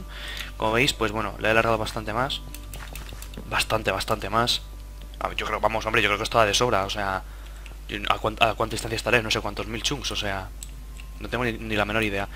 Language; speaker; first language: Spanish; native; Spanish